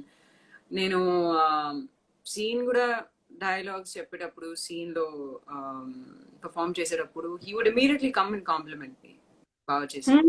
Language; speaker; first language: Telugu; non-native, fluent; Tamil